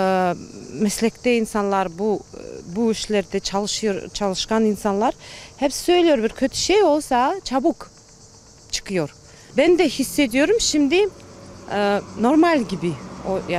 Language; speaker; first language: Turkish; non-native, learner; Kazakh